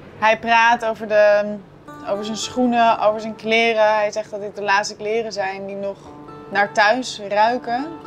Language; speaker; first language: Dutch; native; Dutch